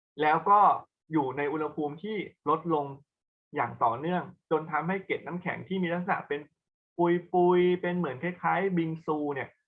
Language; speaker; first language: Thai; native; Thai